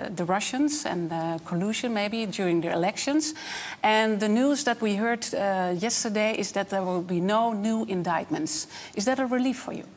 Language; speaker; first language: English; non-native, fluent; Dutch